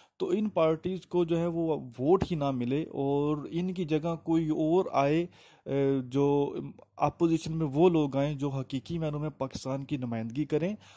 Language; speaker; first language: Urdu; native; Urdu